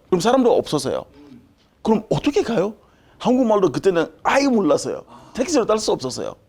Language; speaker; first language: Korean; non-native, learner; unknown